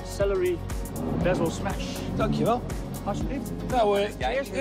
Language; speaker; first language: Dutch; native; Dutch